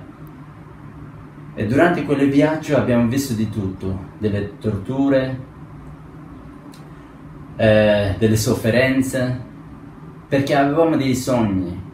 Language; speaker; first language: Italian; non-native, fluent; Persian